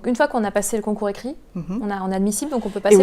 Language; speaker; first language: French; native; French